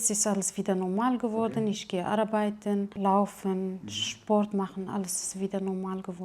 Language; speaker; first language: German; non-native, fluent; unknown